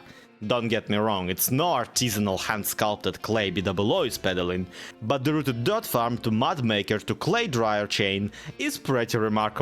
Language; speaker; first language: English; native; English